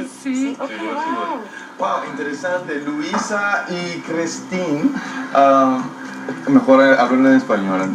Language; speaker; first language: Spanish; non-native, fluent; Papiamento